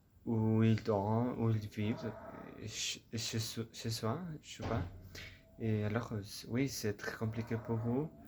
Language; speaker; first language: French; non-native, learner; Spanish